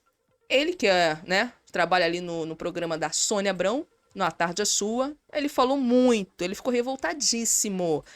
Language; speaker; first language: Portuguese; native; Portuguese